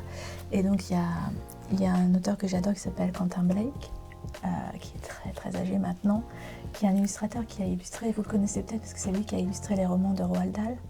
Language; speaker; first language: French; native; French